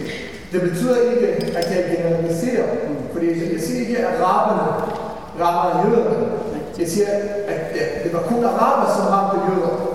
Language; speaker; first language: Danish; non-native, fluent; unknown